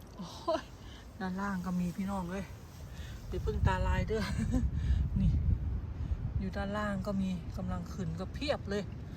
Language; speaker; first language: Thai; native; Thai